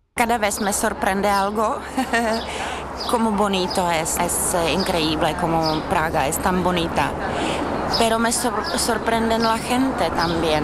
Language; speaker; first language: Spanish; non-native, fluent; Czech